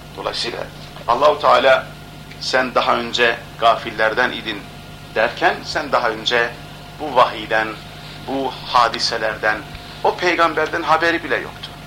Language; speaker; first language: Turkish; non-native, local second language; Kurdish